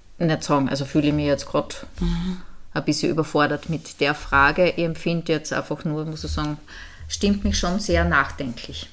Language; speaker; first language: German; native; German